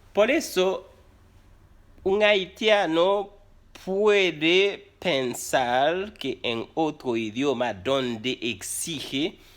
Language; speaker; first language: Spanish; non-native, fluent; Haitian Creole